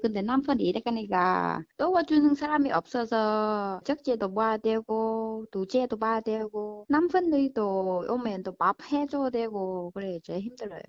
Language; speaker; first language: Korean; non-native, learner; Vietnamese